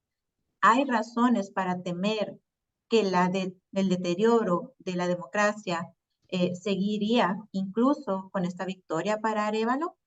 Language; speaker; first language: Spanish; native; Spanish